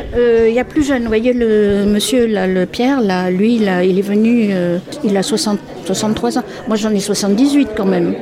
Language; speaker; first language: French; native; French